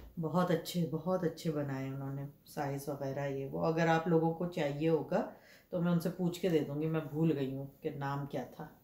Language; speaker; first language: Urdu; native; Urdu